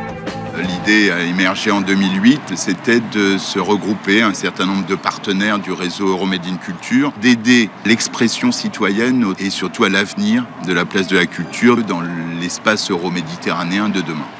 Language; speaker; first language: French; native; French